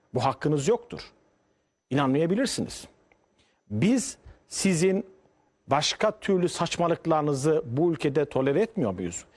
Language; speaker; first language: Turkish; native; Turkish